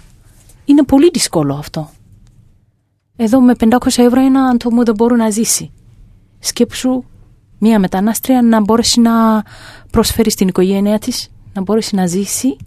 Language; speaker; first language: Greek; non-native, fluent; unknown